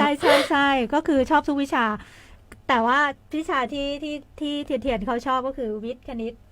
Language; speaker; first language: Thai; native; Thai